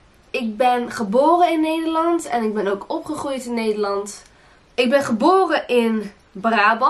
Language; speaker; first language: Dutch; early bilingual, other home language; Portuguese